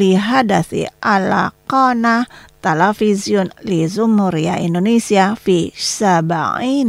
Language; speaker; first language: Arabic; non-native, fluent; Indonesian